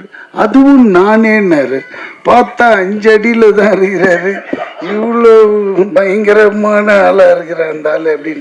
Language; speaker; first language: Tamil; native; Tamil